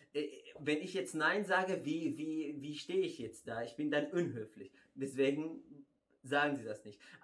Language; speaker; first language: German; non-native, fluent; Arabic